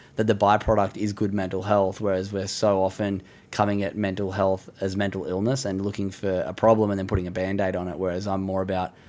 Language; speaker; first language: English; native; English